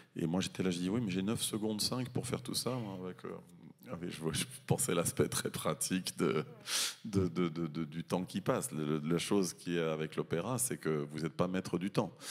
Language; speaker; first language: French; native; French